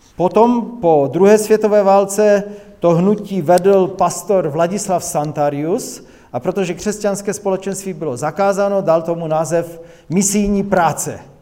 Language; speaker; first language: Czech; non-native, local second language; Polish